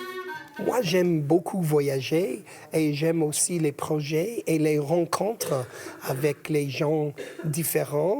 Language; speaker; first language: French; non-native, fluent; English